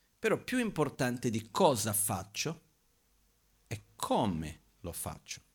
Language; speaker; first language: Italian; non-native, fluent; Portuguese